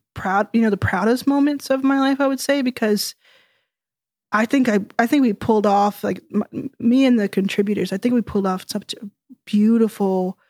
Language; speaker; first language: English; native; English